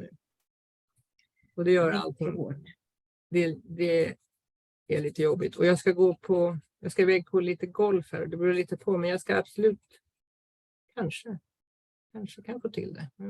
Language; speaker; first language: Swedish; native; Swedish